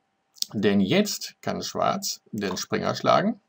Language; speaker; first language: German; native; German